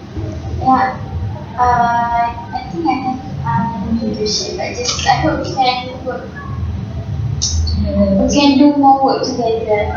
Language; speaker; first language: English; non-native, learner; Malay